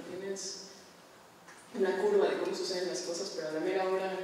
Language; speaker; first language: Spanish; native; Spanish